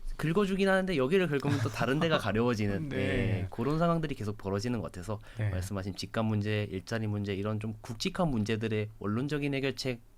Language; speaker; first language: Korean; native; Korean